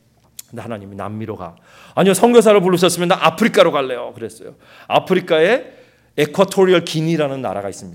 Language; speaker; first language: Korean; early bilingual, heritage; Korean